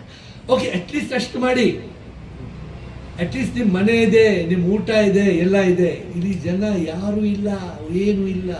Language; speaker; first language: Kannada; non-native, local second language; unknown